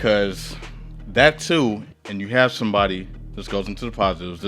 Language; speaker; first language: English; native; English